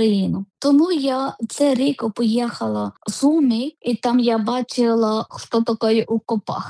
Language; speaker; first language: Ukrainian; non-native, learner; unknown